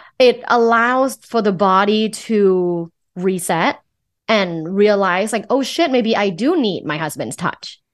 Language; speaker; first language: English; non-native, fluent; Thai